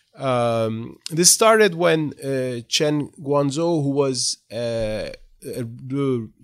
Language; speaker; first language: English; non-native, fluent; Turkish